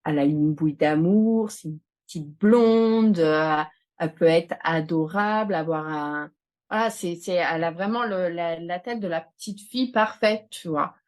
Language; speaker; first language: French; native; French